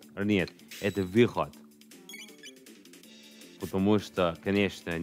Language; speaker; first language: Russian; non-native, learner; English